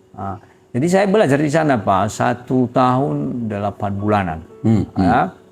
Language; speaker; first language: Indonesian; non-native, local second language; Nias